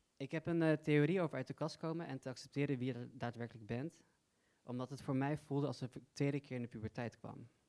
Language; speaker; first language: Dutch; early bilingual, other home language; Persian